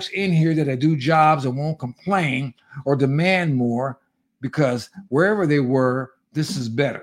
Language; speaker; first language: English; native; English